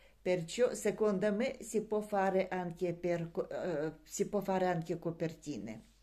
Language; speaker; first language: Italian; non-native, learner; Russian